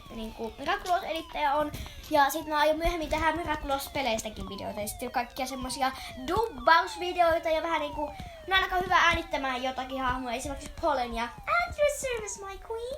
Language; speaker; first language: Finnish; native; Finnish